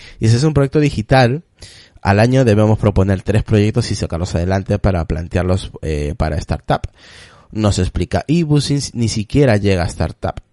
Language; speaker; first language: Spanish; native; Spanish